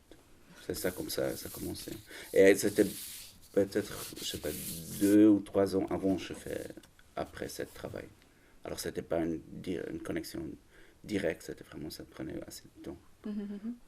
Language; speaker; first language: French; non-native, learner; German